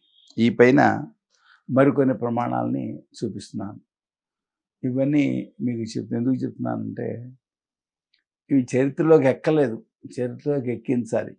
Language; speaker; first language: Telugu; native; Telugu